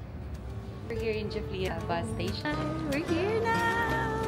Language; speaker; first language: English; non-native, local second language; Filipino